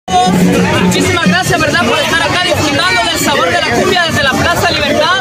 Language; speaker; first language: Spanish; native; Spanish